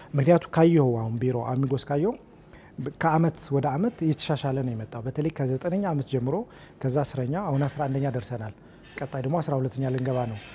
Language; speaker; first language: Amharic; native; Amharic